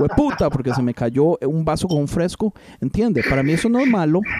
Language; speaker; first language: Spanish; native; Spanish